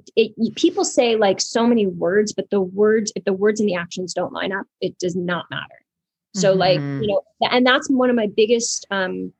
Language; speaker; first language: English; native; English